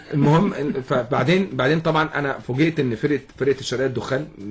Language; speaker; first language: Arabic; native; Arabic